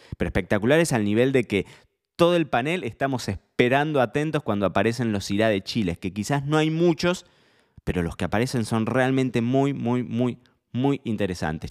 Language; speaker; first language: Spanish; native; Spanish